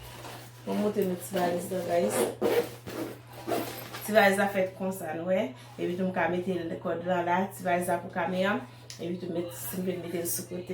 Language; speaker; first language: French; non-native, learner; Haitian Creole